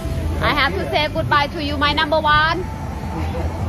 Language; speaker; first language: English; non-native, learner; Thai